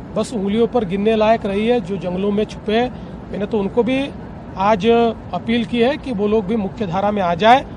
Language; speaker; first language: Hindi; non-native, local second language; Marathi